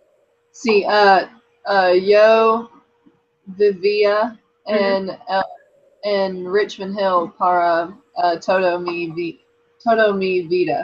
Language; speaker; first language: Spanish; non-native, learner; English